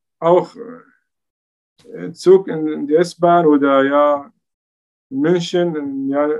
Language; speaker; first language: German; non-native, learner; Arabic